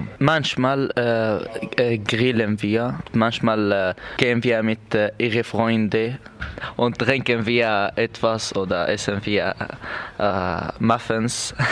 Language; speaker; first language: German; non-native, learner; Arabic